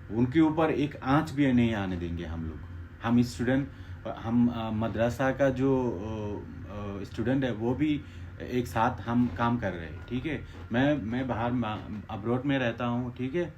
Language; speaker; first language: Hindi; non-native, fluent; Bangla